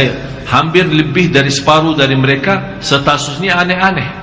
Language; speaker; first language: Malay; non-native, fluent; Arabic